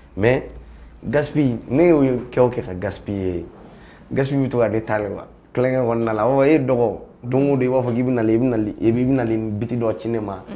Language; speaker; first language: French; non-native, local second language; Tamasheq